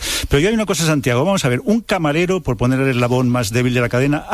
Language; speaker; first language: Spanish; native; Spanish